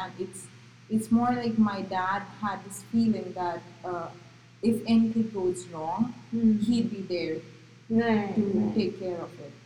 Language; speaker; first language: English; non-native, local second language; Marathi